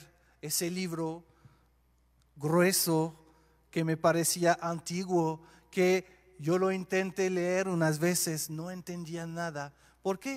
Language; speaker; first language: Spanish; non-native, fluent; French